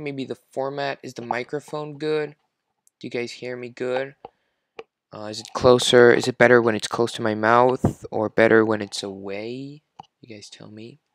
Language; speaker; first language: English; non-native, fluent; French